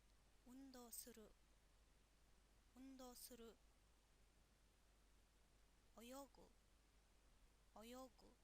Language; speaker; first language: Japanese; non-native, fluent; Mongolian